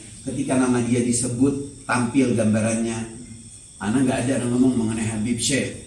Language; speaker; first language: Indonesian; native; Indonesian